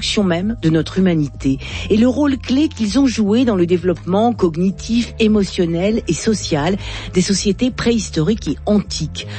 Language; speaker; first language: French; native; French